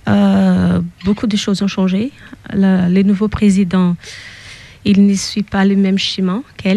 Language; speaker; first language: French; non-native, fluent; Portuguese